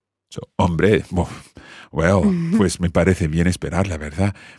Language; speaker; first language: Spanish; non-native, fluent; English